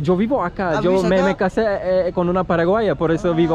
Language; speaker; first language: Spanish; non-native, fluent; Turkish